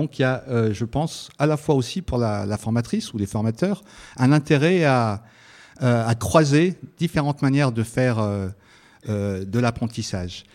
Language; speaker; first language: French; early bilingual, other home language; Italian